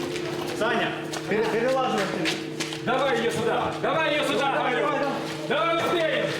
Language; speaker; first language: Russian; native; Russian